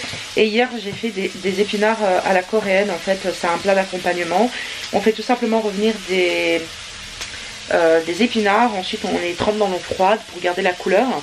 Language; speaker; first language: French; native; French